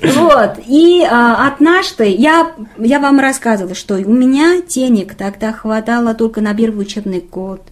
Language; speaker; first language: Russian; non-native, fluent; Chinese